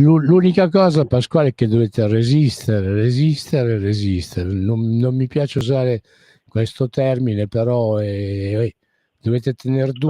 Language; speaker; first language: Italian; native; Italian